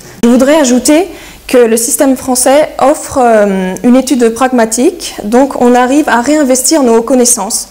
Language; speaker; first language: French; early bilingual, heritage; French